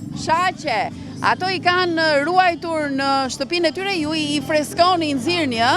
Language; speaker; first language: Albanian; native; Albanian